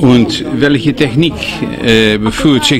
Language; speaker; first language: German; non-native, learner; Dutch